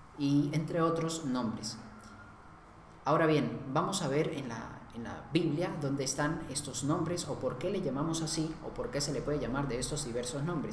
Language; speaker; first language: Spanish; native; Spanish